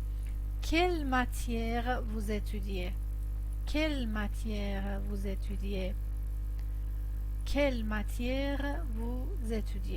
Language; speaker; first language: French; non-native, fluent; Persian